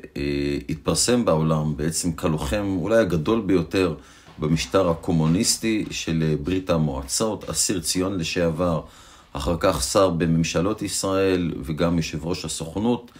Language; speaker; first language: Hebrew; native; Hebrew